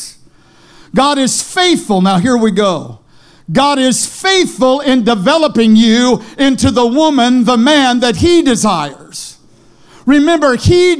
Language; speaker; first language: English; native; English